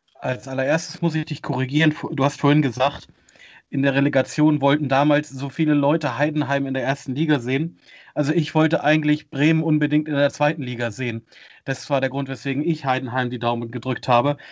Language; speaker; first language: German; native; German